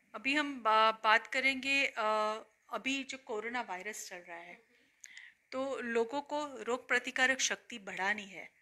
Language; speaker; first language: Hindi; non-native, local second language; Gujarati